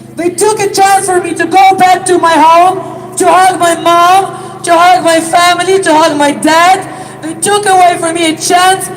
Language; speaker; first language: English; non-native, fluent; Ukrainian